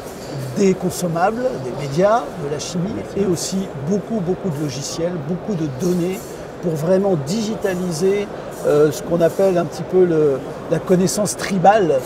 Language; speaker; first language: French; native; French